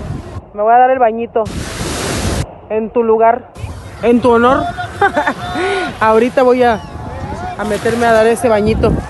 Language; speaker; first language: Spanish; native; Spanish